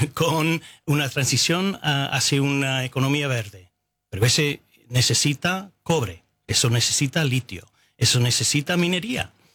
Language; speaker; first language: Spanish; non-native, fluent; English